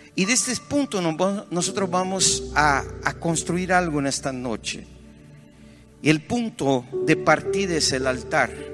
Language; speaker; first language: Spanish; non-native, fluent; Portuguese